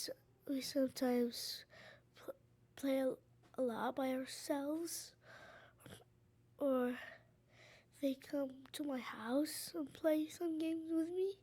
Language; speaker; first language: English; early bilingual, other home language; Arabic